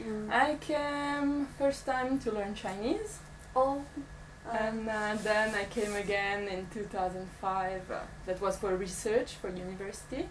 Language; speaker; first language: English; non-native, fluent; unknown